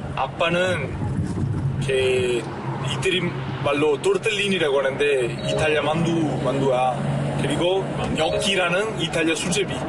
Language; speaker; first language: Korean; non-native, fluent; Italian